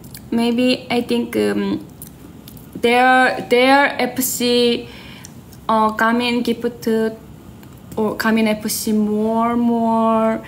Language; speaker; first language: English; non-native, learner; Korean